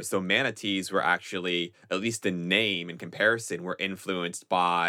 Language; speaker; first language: English; native; English